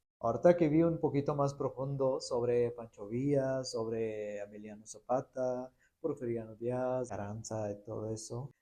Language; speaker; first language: Spanish; non-native, fluent; Urdu